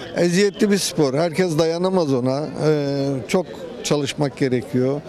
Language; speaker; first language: Turkish; native; Turkish